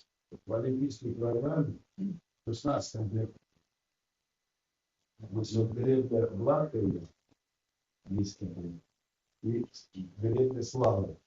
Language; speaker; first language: Russian; non-native, local second language; Uzbek